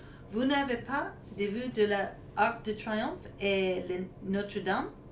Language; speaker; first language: French; non-native, learner; English